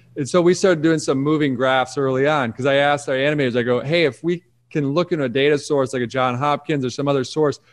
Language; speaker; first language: English; native; English